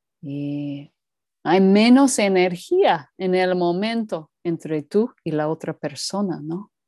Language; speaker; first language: Spanish; non-native, learner; English